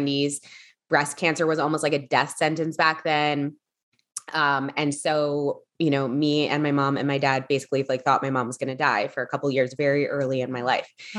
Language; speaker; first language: English; native; English